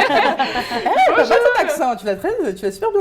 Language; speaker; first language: French; native; French